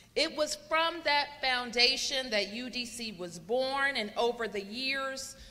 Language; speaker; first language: English; native; English